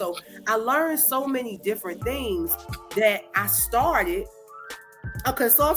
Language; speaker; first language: English; native; English